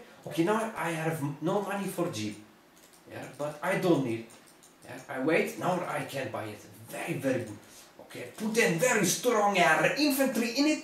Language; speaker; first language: English; non-native, learner; German